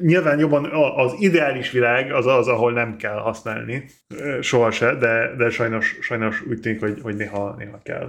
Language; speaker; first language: Hungarian; non-native, fluent; English